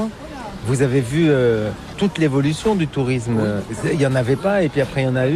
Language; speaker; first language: French; native; French